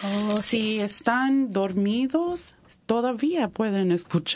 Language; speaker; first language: Spanish; early bilingual, heritage; Spanish